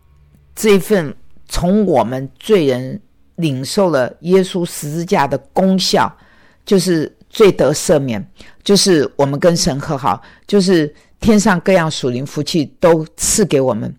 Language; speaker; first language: Chinese; native; Chinese